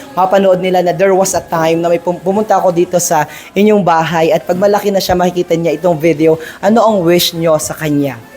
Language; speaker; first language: Filipino; native; Filipino